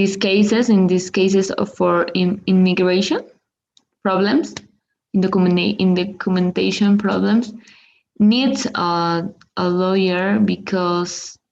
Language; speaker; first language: English; non-native, learner; Spanish